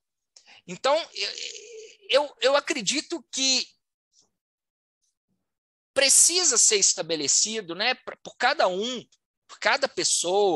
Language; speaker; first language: Portuguese; native; Portuguese